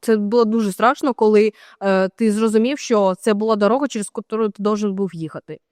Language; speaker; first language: Ukrainian; native; Ukrainian